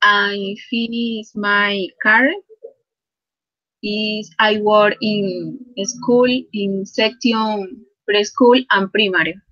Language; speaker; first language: English; non-native, learner; Spanish